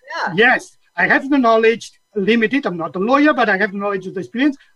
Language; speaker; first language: English; non-native, fluent; Catalan